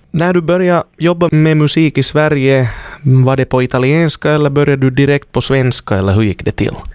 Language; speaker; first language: Swedish; native; Swedish